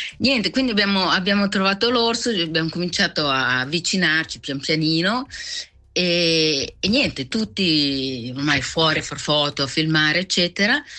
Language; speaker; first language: Italian; native; Italian